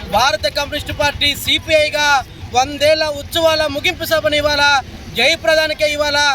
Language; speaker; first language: Telugu; native; Telugu